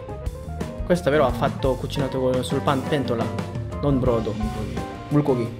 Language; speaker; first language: Italian; non-native, fluent; Korean